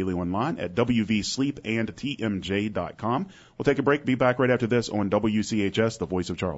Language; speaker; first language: English; native; English